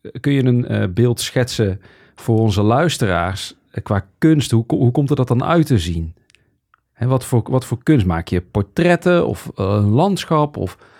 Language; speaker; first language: Dutch; native; Dutch